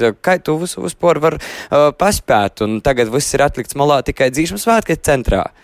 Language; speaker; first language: Latvian; native; Latvian